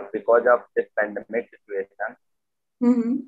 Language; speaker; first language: English; non-native, local second language; Hindi